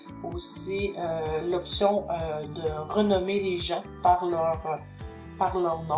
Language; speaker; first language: French; native; French